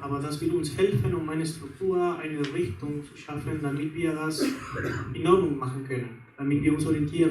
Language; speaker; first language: German; non-native, fluent; Spanish